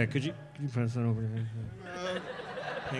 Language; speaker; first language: English; native; English